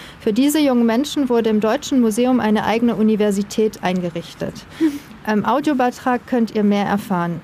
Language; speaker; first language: German; native; German